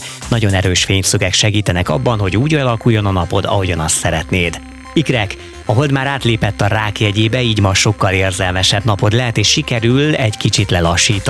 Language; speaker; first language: Hungarian; native; Hungarian